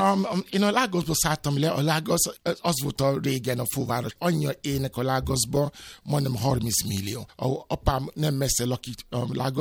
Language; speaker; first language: Hungarian; non-native, fluent; Yoruba